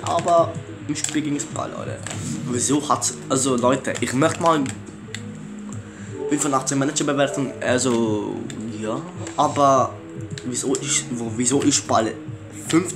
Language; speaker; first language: German; early bilingual, other home language; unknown